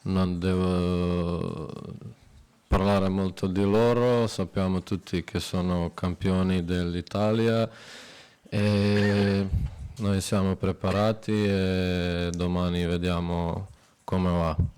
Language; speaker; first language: Italian; non-native, fluent; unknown